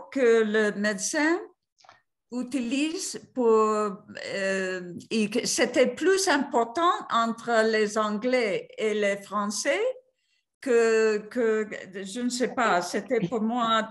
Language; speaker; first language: French; non-native, fluent; Spanish